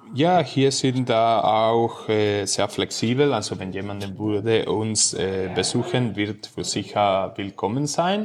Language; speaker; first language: German; non-native, learner; Spanish